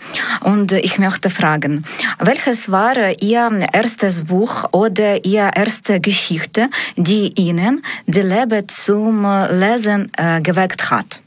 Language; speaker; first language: German; non-native, learner; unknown